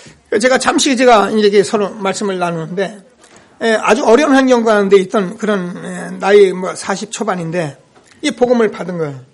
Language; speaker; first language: Korean; native; Korean